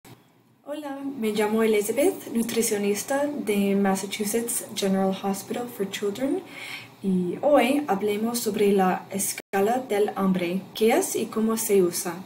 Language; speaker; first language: Spanish; non-native, fluent; English